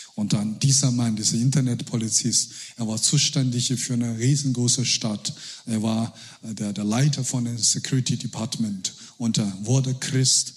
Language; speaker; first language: German; non-native, learner; Chinese